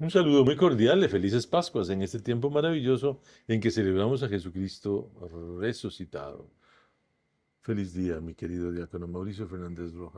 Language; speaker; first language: Spanish; native; Spanish